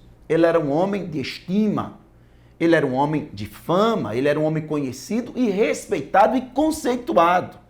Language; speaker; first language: Portuguese; native; Portuguese